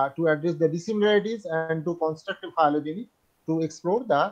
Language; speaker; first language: English; non-native, local second language; Bangla